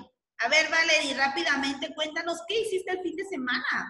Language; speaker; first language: Spanish; native; Spanish